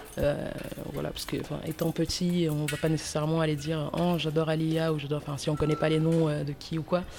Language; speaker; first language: French; early bilingual, other home language; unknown